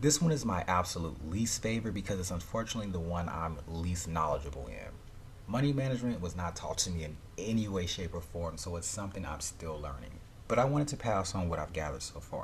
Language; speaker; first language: English; native; English